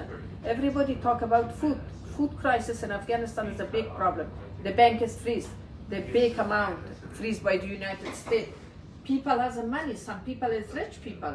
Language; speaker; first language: English; non-native, learner; Persian